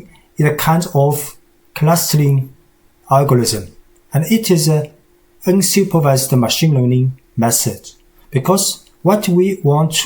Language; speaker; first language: English; non-native, fluent; Chinese